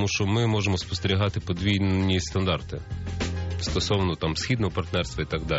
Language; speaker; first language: Ukrainian; native; Ukrainian